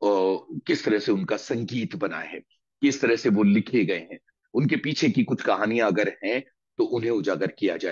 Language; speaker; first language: Hindi; native; Hindi